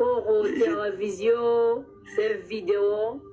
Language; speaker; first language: French; non-native, learner; Kinyarwanda